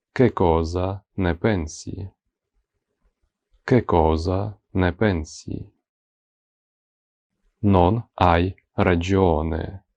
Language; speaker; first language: Italian; non-native, fluent; Ukrainian